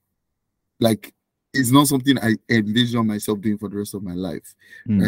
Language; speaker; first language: English; non-native, local second language; Yoruba